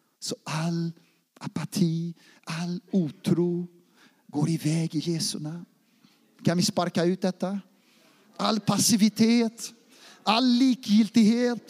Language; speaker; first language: Swedish; non-native, fluent; Portuguese